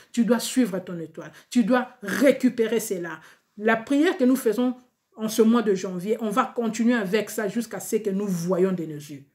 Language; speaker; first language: French; non-native, local second language; Lingala